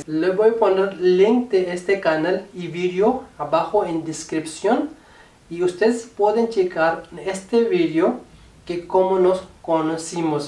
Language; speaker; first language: Spanish; non-native, learner; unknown